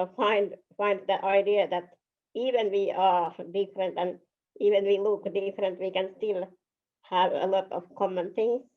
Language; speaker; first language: English; non-native, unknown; Finnish